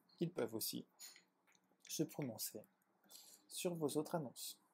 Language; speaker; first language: French; native; French